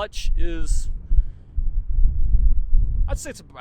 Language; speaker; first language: English; native; English